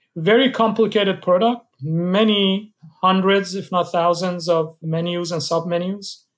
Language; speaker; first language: English; non-native, fluent; Persian